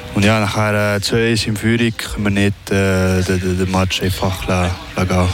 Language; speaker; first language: German; non-native, local second language; French